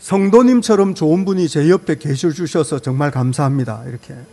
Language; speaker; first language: Korean; native; Korean